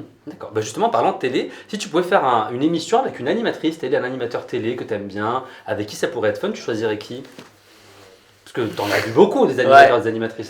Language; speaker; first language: French; native; French